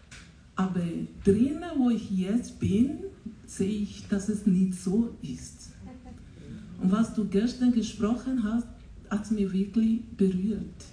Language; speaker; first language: German; non-native, learner; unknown